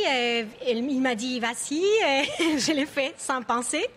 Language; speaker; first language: French; non-native, fluent; Spanish